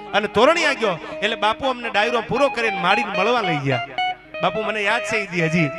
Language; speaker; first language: Gujarati; native; Gujarati